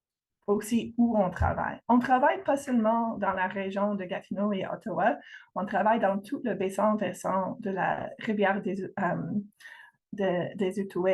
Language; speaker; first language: French; non-native, fluent; English